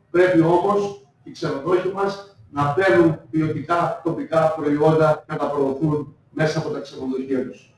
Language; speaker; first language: Greek; native; Greek